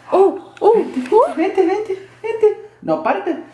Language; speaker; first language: English; native; English